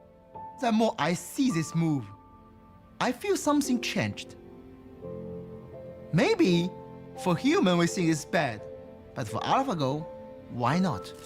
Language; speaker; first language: English; non-native, learner; Chinese